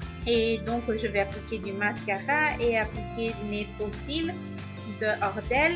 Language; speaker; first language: French; non-native, fluent; Spanish